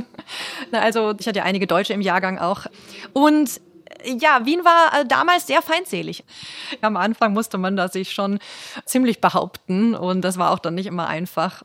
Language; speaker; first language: German; native; German